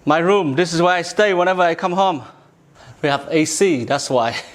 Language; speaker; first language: English; early bilingual, other home language; Vietnamese